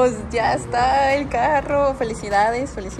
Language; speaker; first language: Spanish; native; Spanish